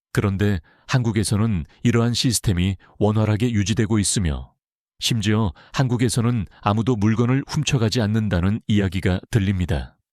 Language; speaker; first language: Korean; non-native, fluent; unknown